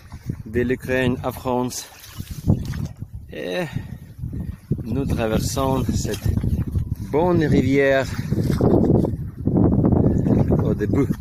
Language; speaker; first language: French; non-native, learner; Ukrainian